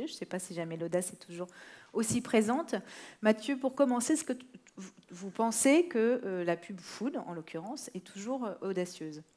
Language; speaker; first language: French; native; French